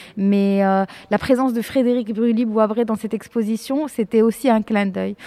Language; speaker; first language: French; non-native, local second language; Arabic